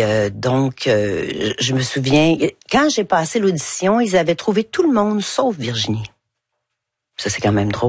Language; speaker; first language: French; native; French